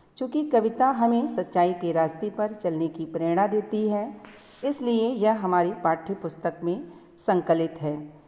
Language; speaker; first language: Hindi; native; Hindi